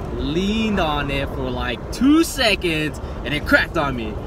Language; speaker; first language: English; native; English